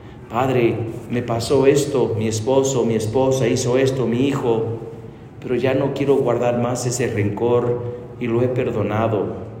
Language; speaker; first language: Spanish; non-native, fluent; English